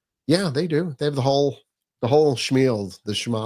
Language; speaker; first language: English; native; English